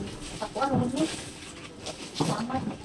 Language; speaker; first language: Filipino; non-native, local second language; Cebuano